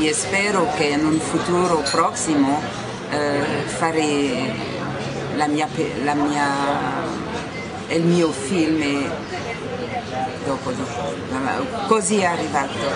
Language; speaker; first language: Italian; non-native, learner; French